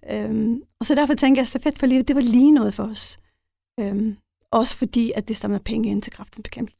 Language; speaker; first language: Danish; non-native, local second language; Faroese